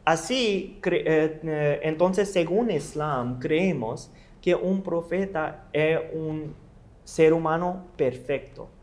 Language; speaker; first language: Spanish; non-native, learner; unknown